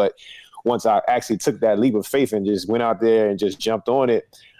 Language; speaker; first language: English; native; English